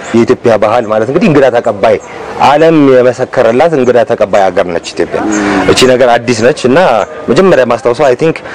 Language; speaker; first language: Amharic; early bilingual, other home language; English